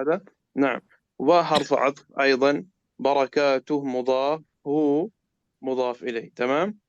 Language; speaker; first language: Arabic; non-native, fluent; Urdu